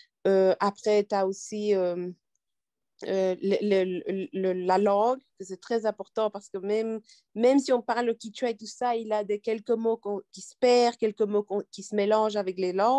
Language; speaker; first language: French; non-native, fluent; Quechua